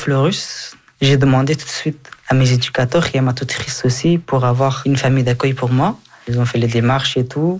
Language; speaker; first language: French; early bilingual, other home language; Persian